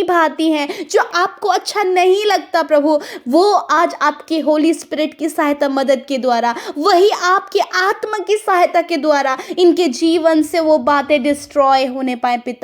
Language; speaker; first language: Hindi; native; Hindi